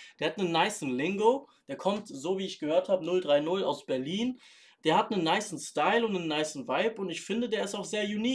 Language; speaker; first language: German; native; German